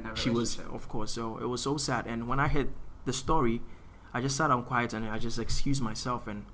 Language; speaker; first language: English; non-native, local second language; Akan